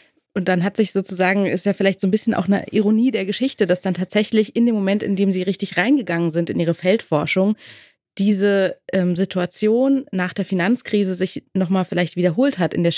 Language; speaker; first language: German; native; German